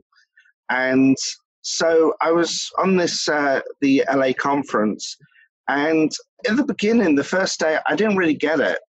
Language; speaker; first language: English; native; English